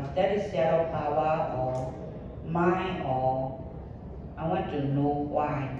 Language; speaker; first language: English; non-native, learner; Burmese